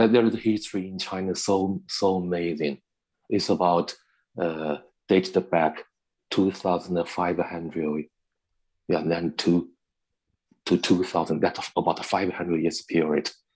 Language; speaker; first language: English; non-native, learner; Chinese